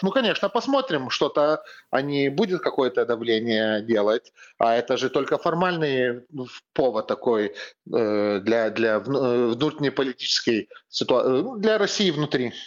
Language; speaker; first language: Russian; non-native, fluent; Lithuanian